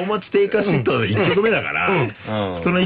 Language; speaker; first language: Japanese; native; Japanese